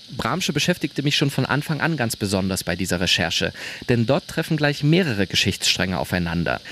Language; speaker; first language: German; native; German